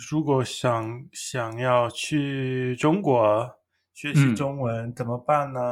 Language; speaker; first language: Chinese; non-native, fluent; English